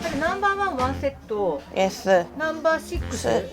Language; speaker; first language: Japanese; native; Japanese